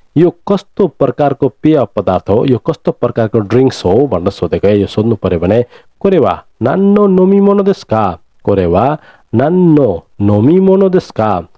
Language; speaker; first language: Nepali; native; Nepali